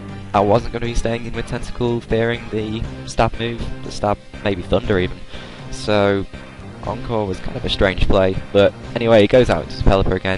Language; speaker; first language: English; native; English